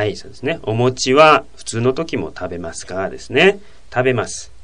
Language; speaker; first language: Japanese; native; Japanese